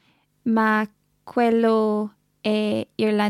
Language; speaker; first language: Italian; non-native, learner; English